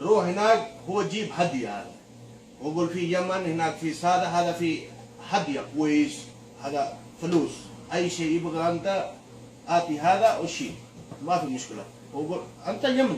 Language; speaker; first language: Arabic; non-native, learner; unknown